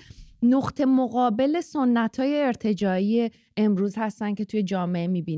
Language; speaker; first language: Persian; native; Persian